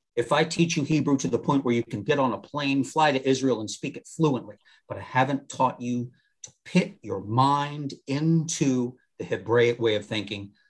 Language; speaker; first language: English; native; English